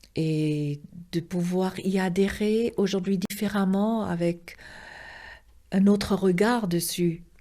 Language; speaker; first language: French; non-native, local second language; Swiss German